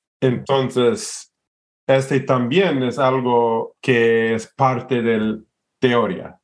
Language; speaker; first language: Spanish; non-native, fluent; English